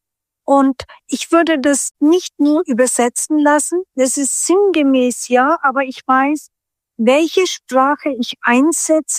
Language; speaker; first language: German; non-native, fluent; Turkish